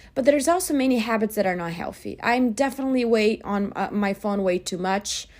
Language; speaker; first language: English; non-native, fluent; Portuguese